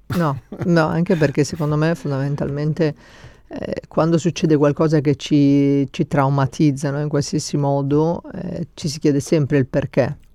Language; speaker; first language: Italian; native; Italian